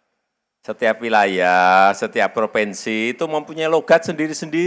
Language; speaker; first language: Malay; non-native, local second language; Javanese